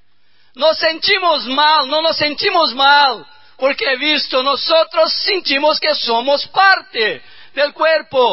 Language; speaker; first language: Spanish; non-native, learner; Portuguese